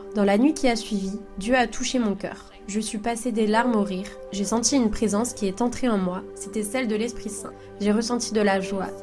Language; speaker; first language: French; non-native, fluent; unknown